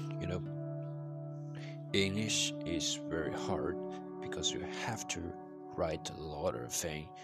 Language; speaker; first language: English; non-native, learner; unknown